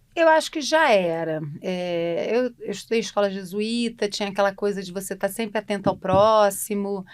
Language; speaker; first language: Portuguese; native; Portuguese